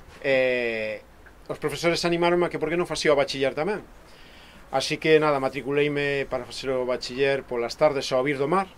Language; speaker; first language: Galician; native; Galician